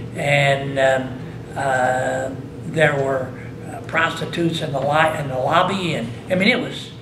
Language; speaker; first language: English; native; English